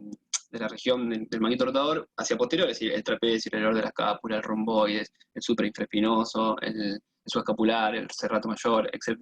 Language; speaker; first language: Spanish; native; Spanish